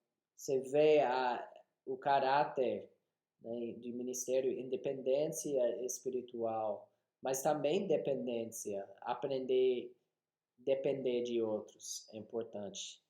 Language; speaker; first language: Portuguese; non-native, fluent; English